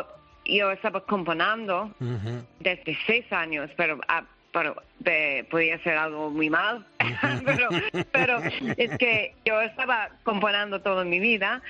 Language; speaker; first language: Spanish; non-native, learner; English